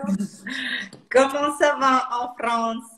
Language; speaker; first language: French; non-native, fluent; Russian